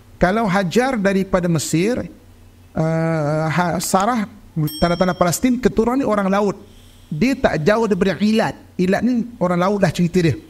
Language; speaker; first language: Malay; native; Malay